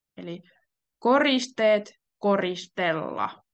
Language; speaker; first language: Finnish; native; Finnish